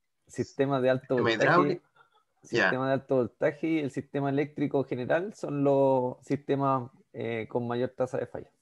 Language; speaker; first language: Spanish; native; Spanish